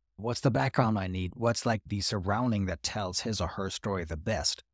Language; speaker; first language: English; non-native, fluent; German